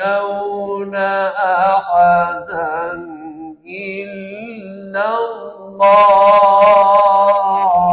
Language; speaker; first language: Arabic; native; Arabic